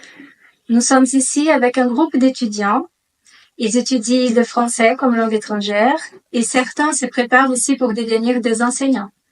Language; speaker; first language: French; non-native, fluent; Portuguese